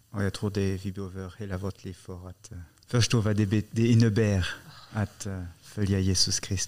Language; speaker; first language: Swedish; non-native, fluent; French